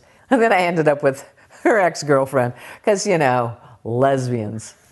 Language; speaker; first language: English; native; English